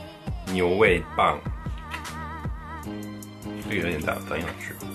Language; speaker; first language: Chinese; non-native, fluent; English